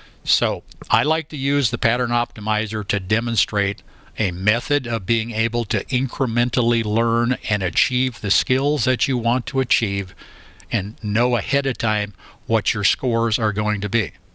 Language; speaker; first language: English; native; English